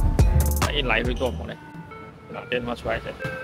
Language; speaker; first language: Chinese; native; Chinese